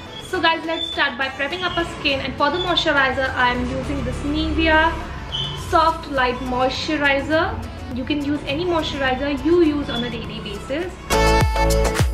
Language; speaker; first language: Hindi; native; Hindi